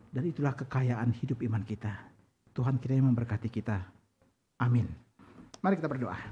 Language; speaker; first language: Indonesian; native; Indonesian